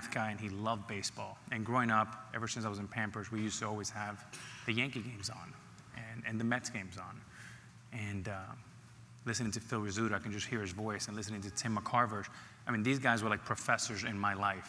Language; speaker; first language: English; native; English